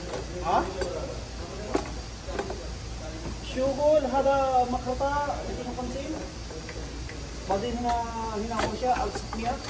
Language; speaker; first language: Arabic; non-native, learner; Filipino